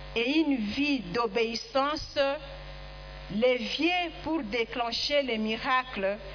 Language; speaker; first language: French; non-native, local second language; Swahili